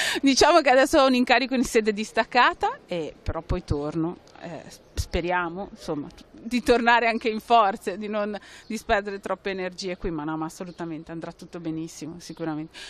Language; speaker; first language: Italian; native; Italian